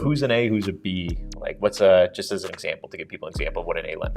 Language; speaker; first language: English; native; English